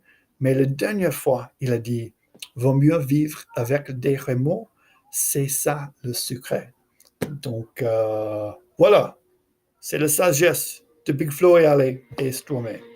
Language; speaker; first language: French; non-native, learner; English